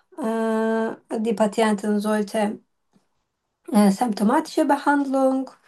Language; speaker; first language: German; non-native, learner; Turkish